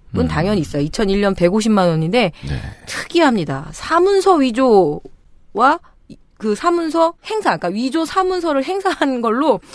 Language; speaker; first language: Korean; native; Korean